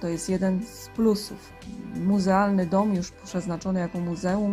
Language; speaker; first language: Polish; native; Polish